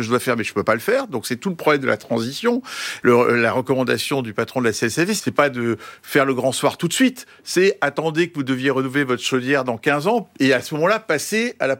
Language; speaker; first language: French; native; French